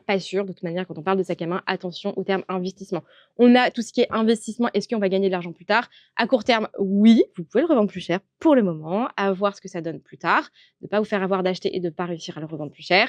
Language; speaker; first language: French; native; French